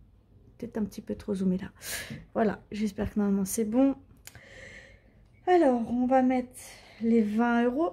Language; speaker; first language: French; native; French